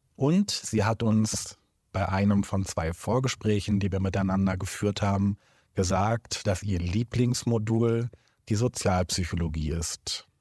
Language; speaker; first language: German; native; German